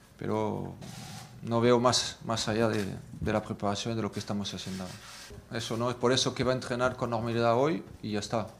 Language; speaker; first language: Spanish; non-native, fluent; French